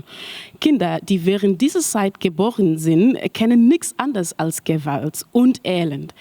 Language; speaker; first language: German; non-native, learner; Mandingo